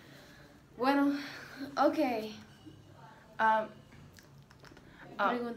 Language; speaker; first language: Spanish; non-native, learner; English